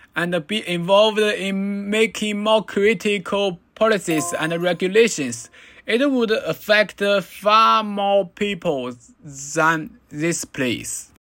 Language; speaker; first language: English; non-native, fluent; Chinese